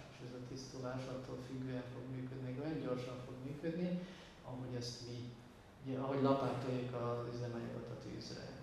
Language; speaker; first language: Hungarian; native; Hungarian